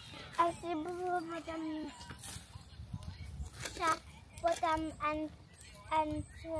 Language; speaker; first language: Lithuanian; early bilingual, heritage; Lithuanian